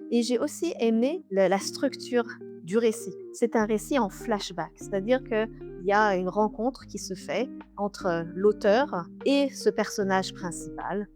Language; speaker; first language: French; native; French